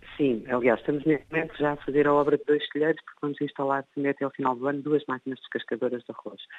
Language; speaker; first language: Portuguese; native; Portuguese